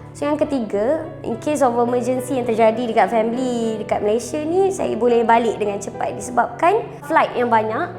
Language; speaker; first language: Malay; native; Malay